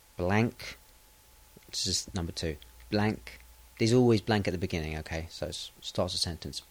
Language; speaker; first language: English; native; English